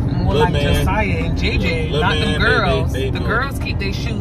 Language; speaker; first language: English; native; English